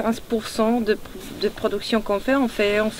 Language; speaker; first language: French; non-native, fluent; Polish